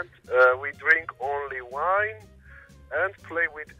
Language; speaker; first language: English; non-native, learner; Armenian